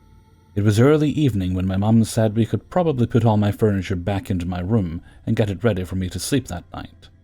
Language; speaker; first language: English; native; English